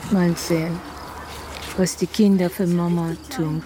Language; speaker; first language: German; non-native, fluent; Persian